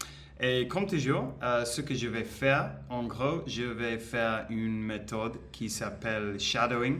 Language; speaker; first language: French; non-native, learner; Spanish